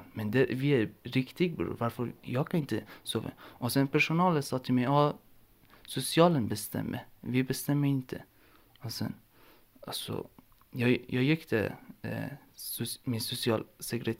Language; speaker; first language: Swedish; non-native, learner; Persian